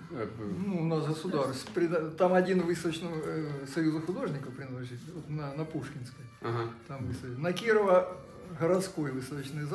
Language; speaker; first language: Russian; native; Russian